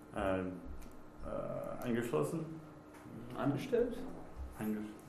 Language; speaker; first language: German; non-native, fluent; English